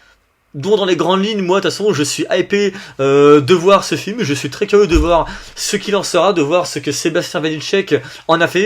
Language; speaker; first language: French; native; French